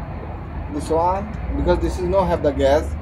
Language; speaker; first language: English; non-native, learner; Bangla